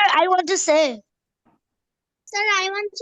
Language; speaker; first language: English; non-native, learner; Bangla